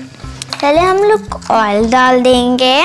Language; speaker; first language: Hindi; native; Hindi